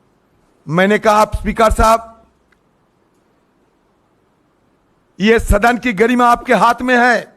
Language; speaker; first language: Hindi; non-native, local second language; Bangla